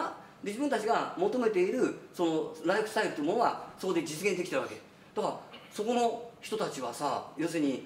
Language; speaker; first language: Japanese; native; Japanese